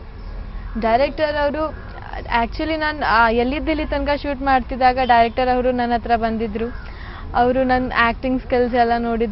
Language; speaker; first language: Kannada; early bilingual, heritage; Kannada